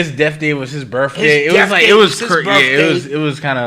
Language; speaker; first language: English; native; English